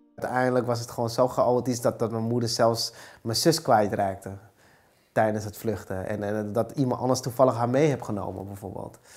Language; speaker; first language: Dutch; early bilingual, other home language; Vietnamese